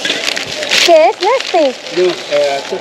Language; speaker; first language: Spanish; non-native, fluent; Filipino